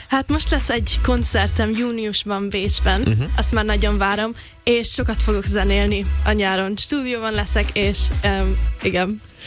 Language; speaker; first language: Hungarian; early bilingual, heritage; Hungarian